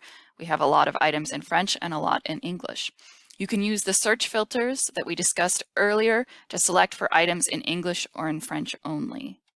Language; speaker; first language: English; native; English